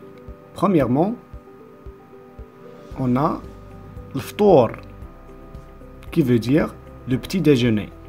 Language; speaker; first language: French; non-native, local second language; Arabic